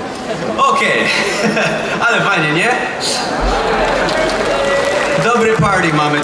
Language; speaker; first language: Polish; non-native, learner; English